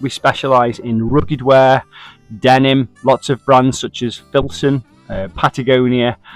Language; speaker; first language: English; native; English